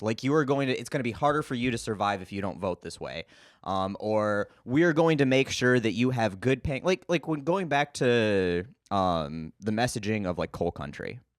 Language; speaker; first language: English; native; English